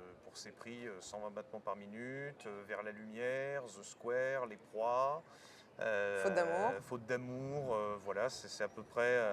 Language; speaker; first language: French; native; French